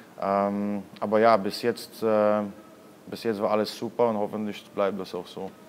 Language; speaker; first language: German; non-native, fluent; Polish